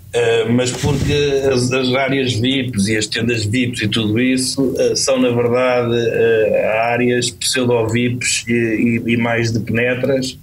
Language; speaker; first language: Portuguese; native; Portuguese